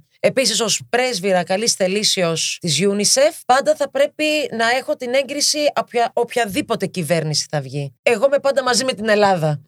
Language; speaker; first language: Greek; early bilingual, heritage; Greek